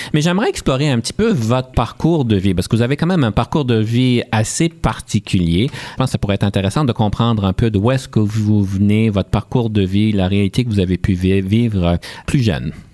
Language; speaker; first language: French; native; French